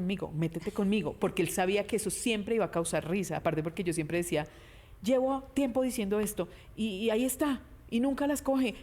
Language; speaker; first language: Spanish; native; Spanish